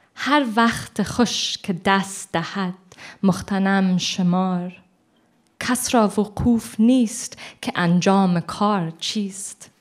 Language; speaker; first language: Persian; early bilingual, heritage; Persian